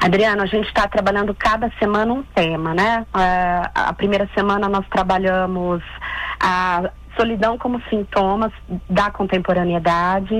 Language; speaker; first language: Portuguese; native; Portuguese